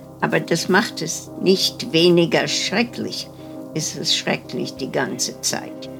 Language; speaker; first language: German; non-native, fluent; Dutch